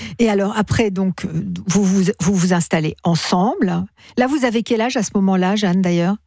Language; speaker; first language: French; native; French